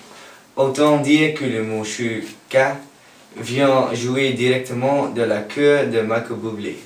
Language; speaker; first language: French; non-native, learner; English